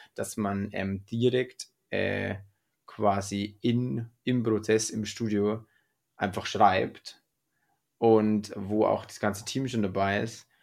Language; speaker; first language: German; native; German